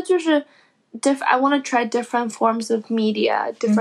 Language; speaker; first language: English; non-native, fluent; Chinese